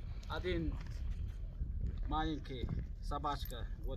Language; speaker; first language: Russian; non-native, local second language; Turkmen